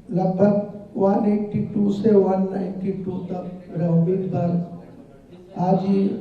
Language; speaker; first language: Hindi; non-native, local second language; Bangla